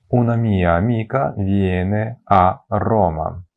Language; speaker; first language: Italian; non-native, fluent; Ukrainian